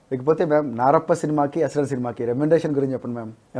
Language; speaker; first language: Telugu; native; Telugu